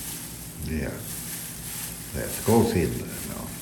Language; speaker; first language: English; native; English